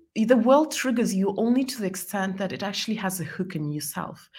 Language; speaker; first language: English; non-native, fluent; Estonian